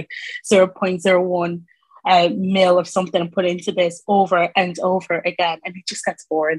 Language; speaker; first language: English; native; English